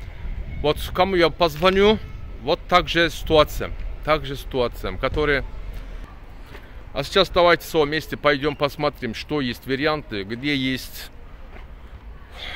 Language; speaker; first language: Russian; non-native, learner; Turkish